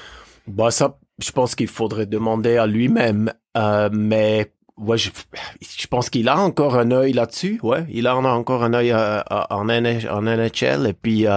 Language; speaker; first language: French; native; French